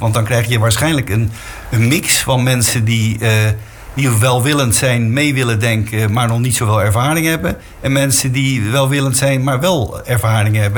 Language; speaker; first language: Dutch; native; Dutch